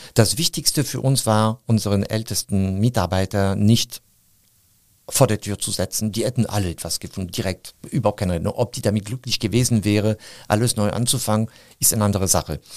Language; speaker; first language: German; non-native, fluent; French